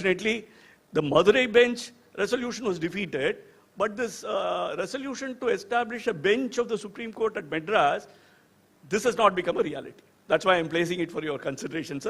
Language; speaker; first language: English; non-native, local second language; Tamil